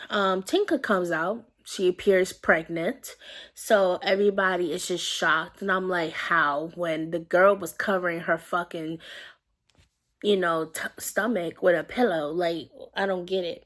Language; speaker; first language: English; native; English